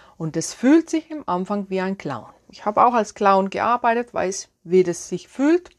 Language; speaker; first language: German; non-native, fluent; Finnish